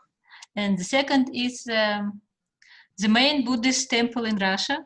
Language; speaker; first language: English; non-native, fluent; Russian